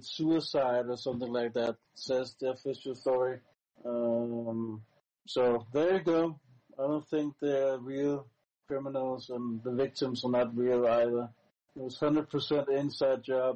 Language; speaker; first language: English; non-native, fluent; Danish